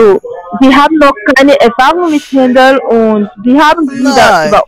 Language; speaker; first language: German; non-native, learner; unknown